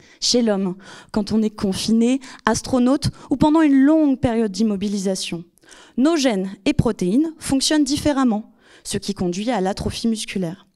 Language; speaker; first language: French; native; French